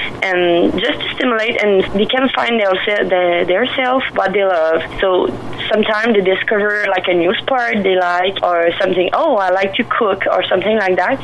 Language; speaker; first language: English; non-native, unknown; French